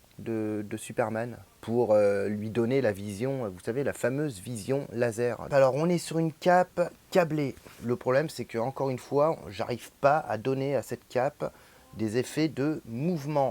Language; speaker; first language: French; native; French